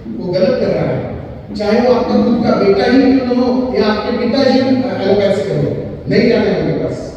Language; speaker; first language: Hindi; non-native, local second language; Marathi